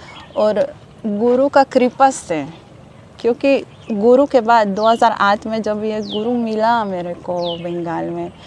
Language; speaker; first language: Hindi; non-native, learner; Hebrew